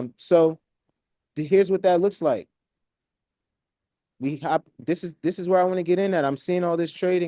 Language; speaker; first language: English; native; English